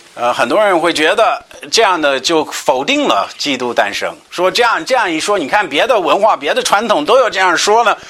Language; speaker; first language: Chinese; non-native, fluent; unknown